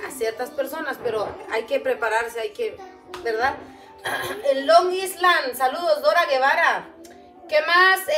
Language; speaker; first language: Spanish; non-native, local second language; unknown